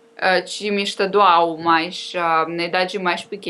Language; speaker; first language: Portuguese; non-native, learner; Russian